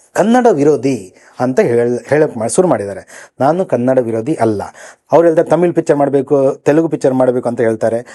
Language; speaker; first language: Kannada; native; Kannada